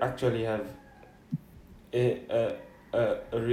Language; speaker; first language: English; non-native, local second language; Filipino